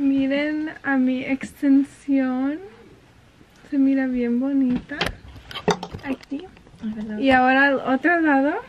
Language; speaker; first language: Spanish; early bilingual, heritage; Spanish